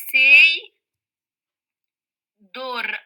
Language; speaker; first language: English; non-native, learner; Arabic